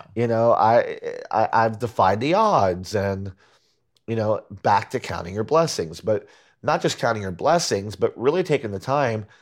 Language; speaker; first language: English; early bilingual, other home language; Spanish